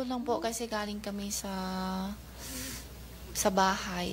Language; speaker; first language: Filipino; non-native, learner; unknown